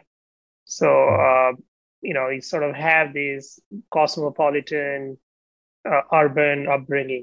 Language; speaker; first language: English; non-native, local second language; Gujarati